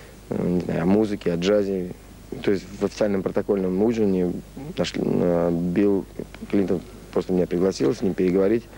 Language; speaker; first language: Russian; native; Russian